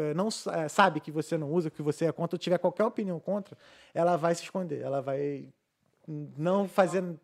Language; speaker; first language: Portuguese; native; Portuguese